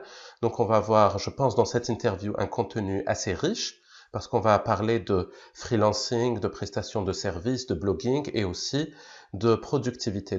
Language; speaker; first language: French; native; French